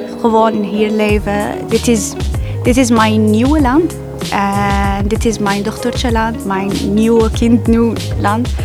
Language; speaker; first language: Dutch; non-native, learner; Arabic